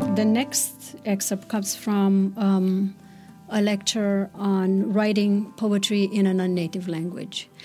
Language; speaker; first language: English; non-native, fluent; Romanian